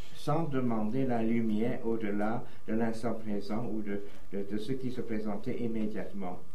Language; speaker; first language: French; native; French